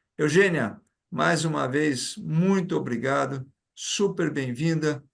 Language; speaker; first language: Portuguese; native; Portuguese